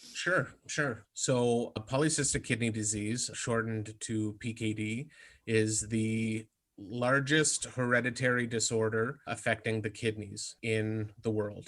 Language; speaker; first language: English; native; English